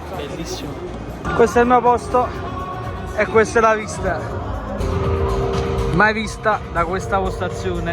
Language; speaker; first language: Italian; native; Italian